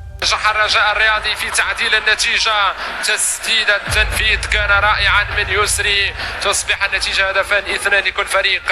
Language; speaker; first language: Arabic; native; Arabic